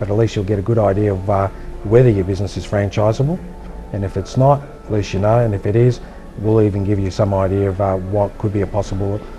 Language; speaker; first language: English; native; English